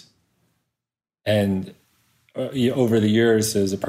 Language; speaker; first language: English; native; English